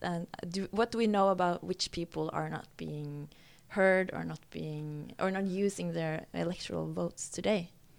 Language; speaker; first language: English; non-native, fluent; Norwegian